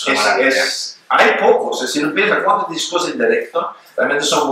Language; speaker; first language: Spanish; non-native, fluent; Swedish